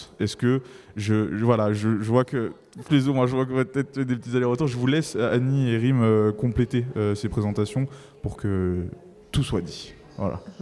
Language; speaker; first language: French; native; French